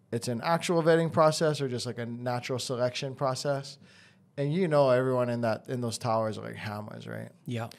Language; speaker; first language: English; native; English